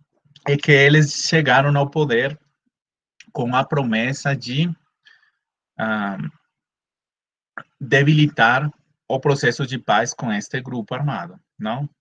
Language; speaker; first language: Portuguese; non-native, fluent; Spanish